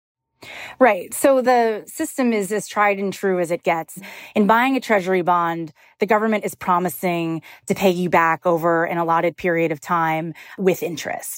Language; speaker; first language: English; native; English